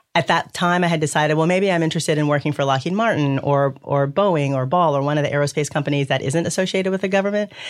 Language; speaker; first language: English; native; English